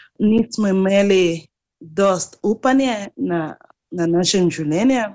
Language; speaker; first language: Slovenian; non-native, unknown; Spanish